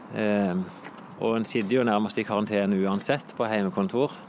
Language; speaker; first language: Norwegian; native; Norwegian